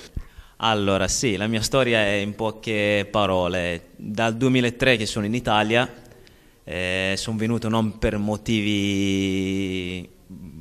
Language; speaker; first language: Italian; early bilingual, other home language; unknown